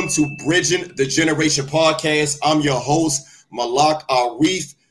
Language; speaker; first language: English; native; English